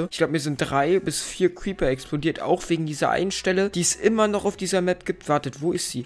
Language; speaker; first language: German; native; German